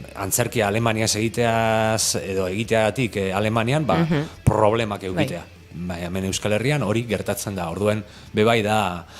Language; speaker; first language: Basque; non-native, local second language; Spanish